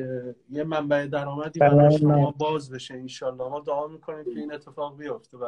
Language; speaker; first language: Persian; native; Persian